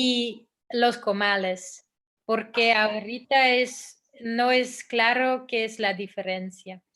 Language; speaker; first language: Spanish; non-native, fluent; Dutch